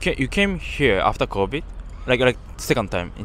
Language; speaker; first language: English; non-native, fluent; Japanese